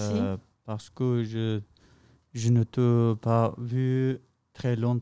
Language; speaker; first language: French; non-native, learner; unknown